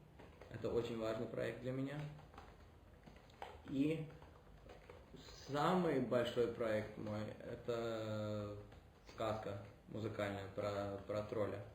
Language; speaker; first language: Russian; early bilingual, heritage; Russian